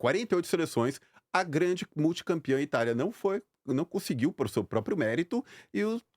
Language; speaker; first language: Portuguese; native; Portuguese